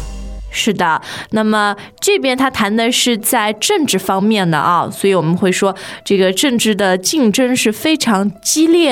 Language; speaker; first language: Chinese; native; Chinese